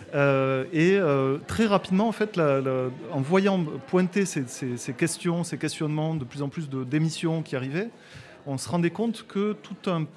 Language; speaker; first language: French; native; French